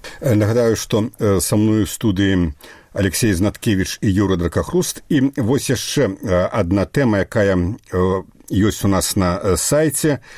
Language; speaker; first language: Belarusian; native; Belarusian